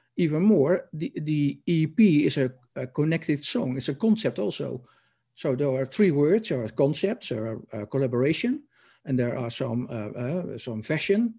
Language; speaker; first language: English; non-native, learner; Dutch